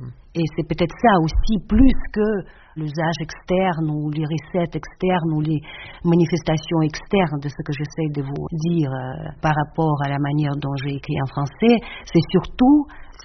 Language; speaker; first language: French; non-native, fluent; Russian